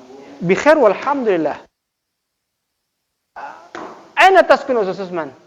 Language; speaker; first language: Arabic; non-native, fluent; Indonesian